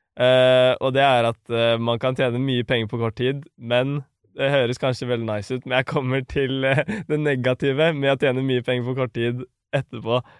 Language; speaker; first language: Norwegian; native; Norwegian